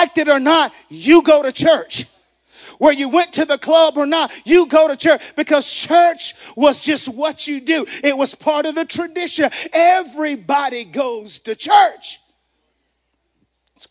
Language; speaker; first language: English; native; English